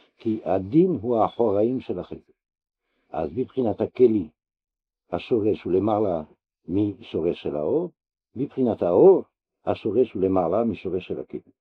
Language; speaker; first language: Hebrew; non-native, fluent; French